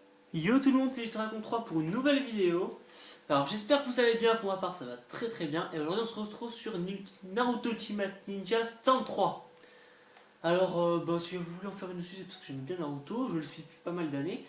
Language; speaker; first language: French; native; French